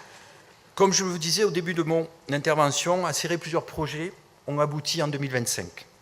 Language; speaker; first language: French; native; French